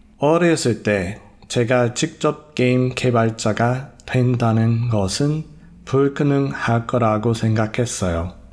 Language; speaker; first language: Korean; non-native, fluent; English